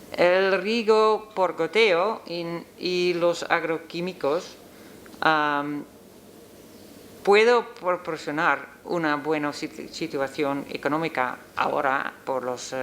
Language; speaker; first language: Spanish; non-native, learner; Dutch